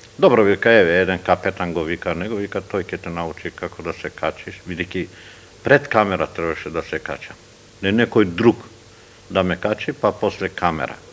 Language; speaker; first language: Macedonian; non-native, local second language; Turkish